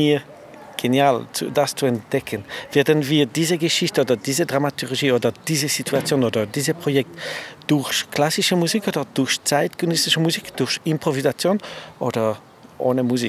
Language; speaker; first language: German; non-native, fluent; French